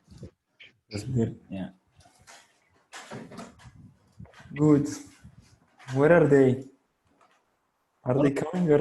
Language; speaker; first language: English; non-native, fluent; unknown